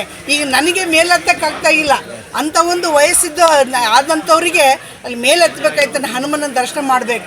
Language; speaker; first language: Kannada; native; Kannada